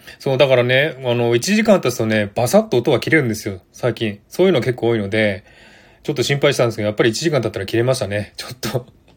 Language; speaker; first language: Japanese; native; Japanese